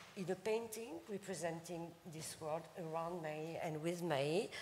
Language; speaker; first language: English; non-native, fluent; French